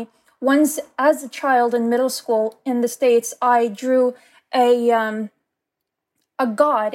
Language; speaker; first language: English; native; English